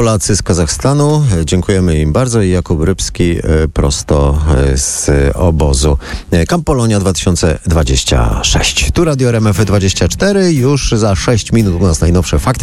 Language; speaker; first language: Polish; native; Polish